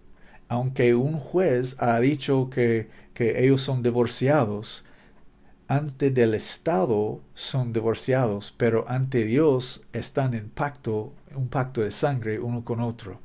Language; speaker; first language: Spanish; non-native, learner; English